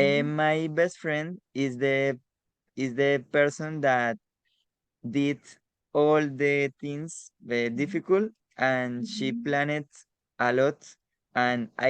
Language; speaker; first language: English; non-native, learner; Spanish